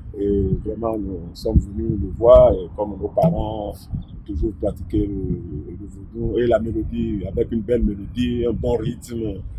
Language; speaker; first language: French; non-native, local second language; Fon